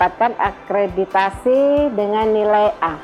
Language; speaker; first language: Indonesian; native; Indonesian